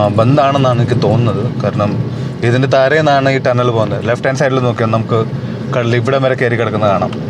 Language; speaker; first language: Malayalam; early bilingual, heritage; Malayalam